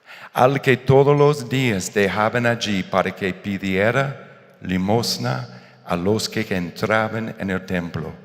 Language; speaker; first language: Spanish; non-native, fluent; English